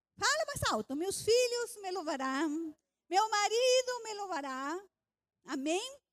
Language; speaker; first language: Portuguese; non-native, fluent; Spanish